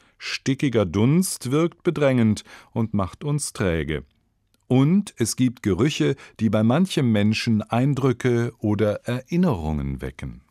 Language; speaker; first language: German; native; German